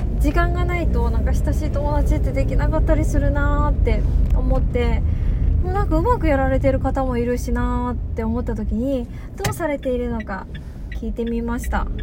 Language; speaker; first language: Japanese; native; Japanese